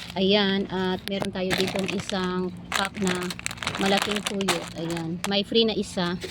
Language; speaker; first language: Filipino; non-native, local second language; Cebuano